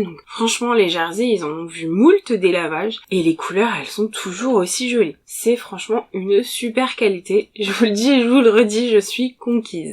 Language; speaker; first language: French; native; French